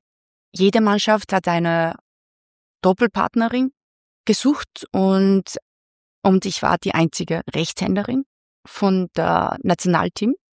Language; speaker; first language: German; non-native, fluent; Chinese